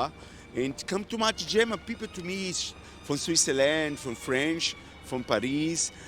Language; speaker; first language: English; non-native, learner; Portuguese